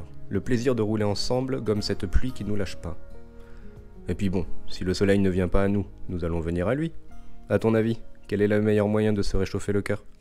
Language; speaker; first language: French; native; French